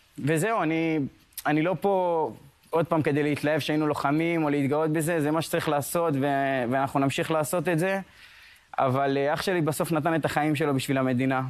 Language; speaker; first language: Hebrew; early bilingual, other home language; Spanish